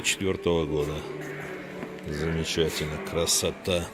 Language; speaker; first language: Russian; native; Russian